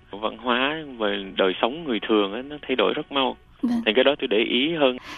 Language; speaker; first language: Vietnamese; native; Vietnamese